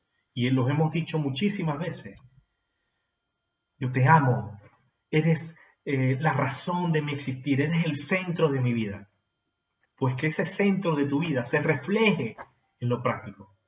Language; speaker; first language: Spanish; native; Spanish